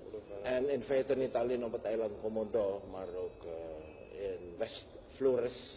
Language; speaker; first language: Dutch; non-native, fluent; Indonesian